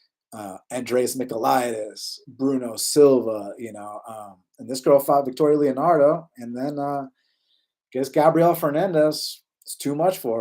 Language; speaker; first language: English; native; English